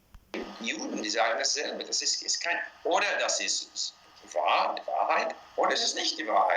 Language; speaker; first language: German; non-native, fluent; English